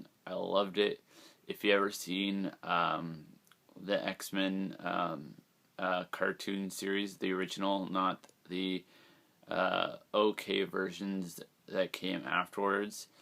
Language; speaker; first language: English; native; English